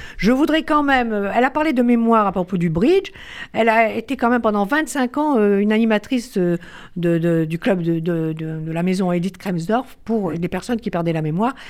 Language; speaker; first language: French; native; French